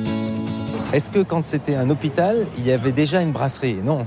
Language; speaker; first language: French; native; French